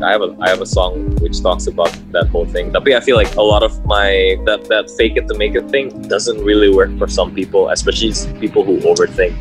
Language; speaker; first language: English; early bilingual, heritage; English